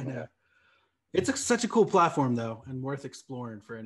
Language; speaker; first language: English; native; English